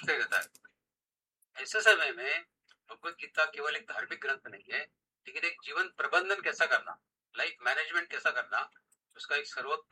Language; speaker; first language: Hindi; native; Hindi